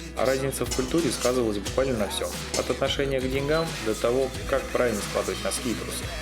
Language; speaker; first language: Russian; native; Russian